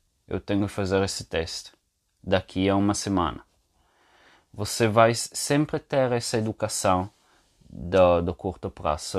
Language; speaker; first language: Portuguese; non-native, fluent; Italian